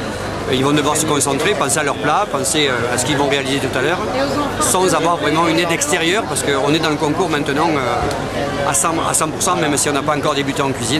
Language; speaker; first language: French; native; French